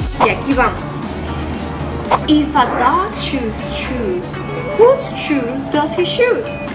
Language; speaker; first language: English; non-native, fluent; Spanish